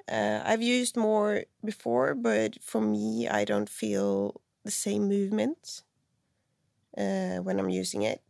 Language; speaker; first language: English; non-native, fluent; Swedish